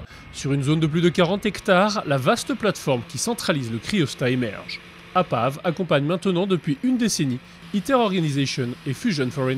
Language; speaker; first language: French; native; French